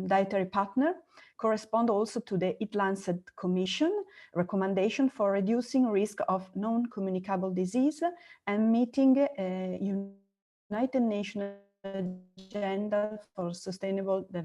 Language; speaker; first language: English; non-native, learner; Italian